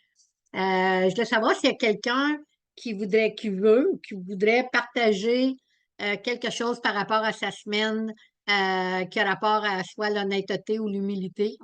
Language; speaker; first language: French; native; French